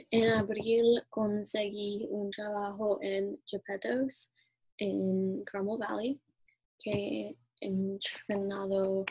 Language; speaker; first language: Spanish; non-native, learner; English